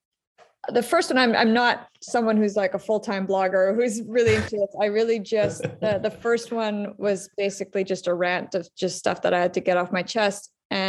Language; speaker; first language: English; native; English